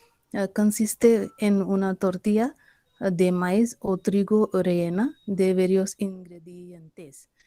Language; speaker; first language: Spanish; non-native, learner; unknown